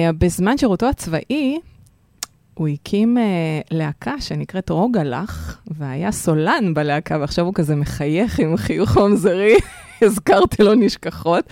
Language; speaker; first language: Hebrew; early bilingual, other home language; Russian